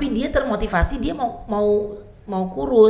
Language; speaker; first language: Indonesian; native; Indonesian